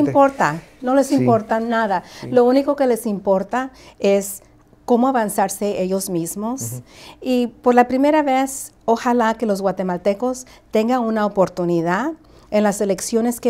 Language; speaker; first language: Spanish; early bilingual, heritage; Spanish